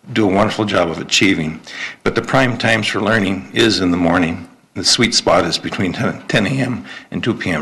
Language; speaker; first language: English; native; English